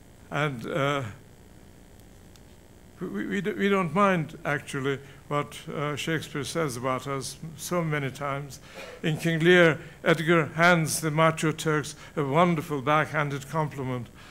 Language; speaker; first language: English; non-native, fluent; Turkish